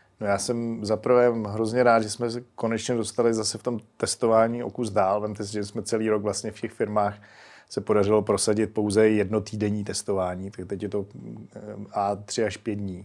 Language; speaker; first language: Czech; native; Czech